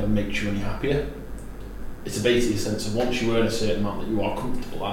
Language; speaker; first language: English; native; English